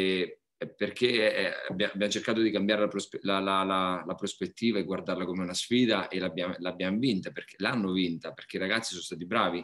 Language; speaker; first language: Italian; native; Italian